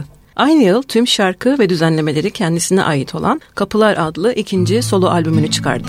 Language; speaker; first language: Turkish; native; Turkish